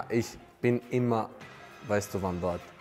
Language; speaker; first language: German; non-native, fluent; Hungarian